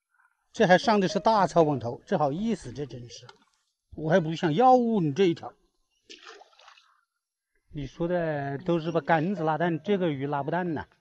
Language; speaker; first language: Chinese; native; Chinese